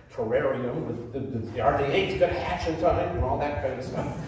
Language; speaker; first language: English; native; English